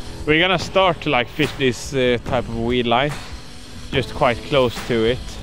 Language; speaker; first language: English; non-native, fluent; Swedish